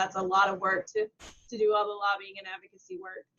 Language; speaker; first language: English; native; English